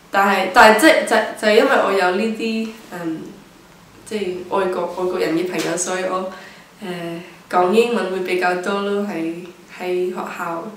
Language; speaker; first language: Cantonese; non-native, local second language; English